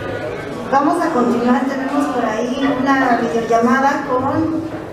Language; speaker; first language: Spanish; native; Spanish